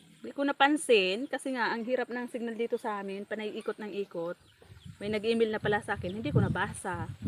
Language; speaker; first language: Filipino; non-native, local second language; Bikol